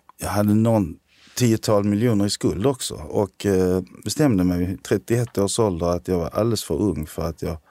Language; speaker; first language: Swedish; early bilingual, other home language; Armenian